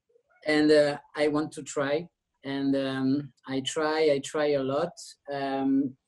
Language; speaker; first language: English; non-native, learner; French